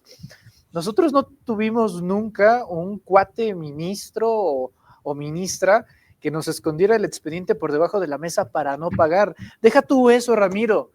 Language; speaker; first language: Spanish; native; Spanish